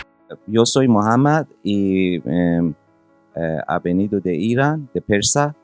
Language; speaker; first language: Spanish; non-native, learner; Persian